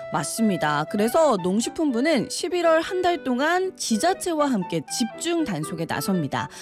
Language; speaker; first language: Korean; native; Korean